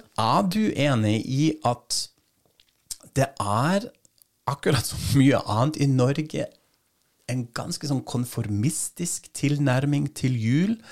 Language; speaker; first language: Norwegian; non-native, fluent; German